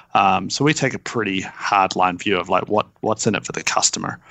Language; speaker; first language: English; native; English